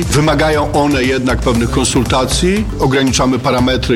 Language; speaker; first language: Polish; native; Polish